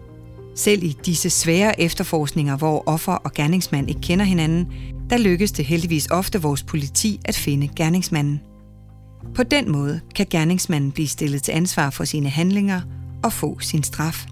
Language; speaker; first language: Danish; native; Danish